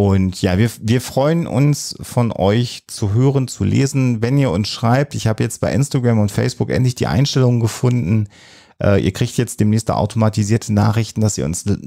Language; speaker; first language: German; native; German